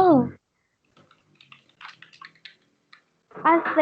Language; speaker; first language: English; non-native, learner; Vietnamese